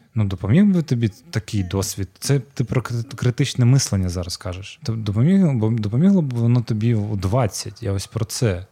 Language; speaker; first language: Ukrainian; non-native, local second language; Russian